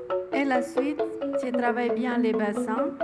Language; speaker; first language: French; non-native, learner; Indonesian